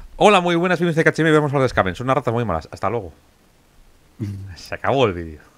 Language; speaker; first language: Spanish; native; Spanish